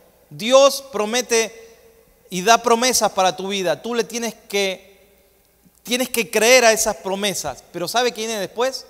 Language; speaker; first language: Spanish; native; Spanish